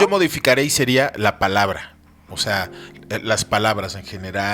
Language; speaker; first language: Spanish; native; Spanish